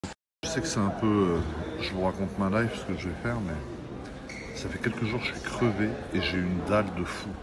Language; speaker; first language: French; native; French